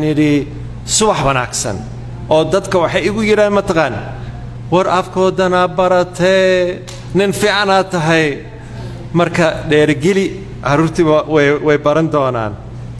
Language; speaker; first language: Somali; non-native, fluent; English